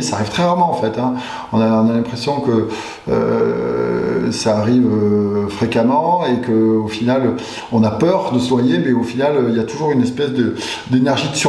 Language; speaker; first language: French; native; French